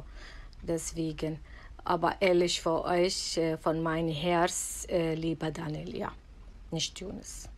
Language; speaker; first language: German; non-native, learner; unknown